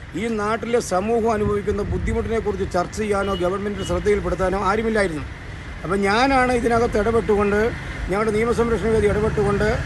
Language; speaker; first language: Malayalam; native; Malayalam